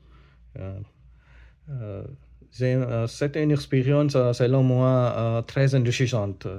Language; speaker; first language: French; non-native, learner; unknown